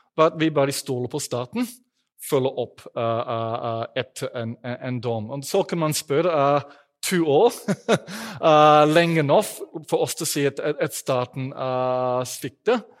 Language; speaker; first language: Norwegian; non-native, fluent; English